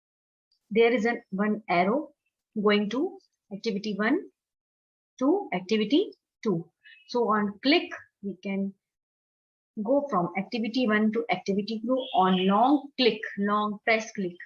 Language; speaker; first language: English; non-native, local second language; Hindi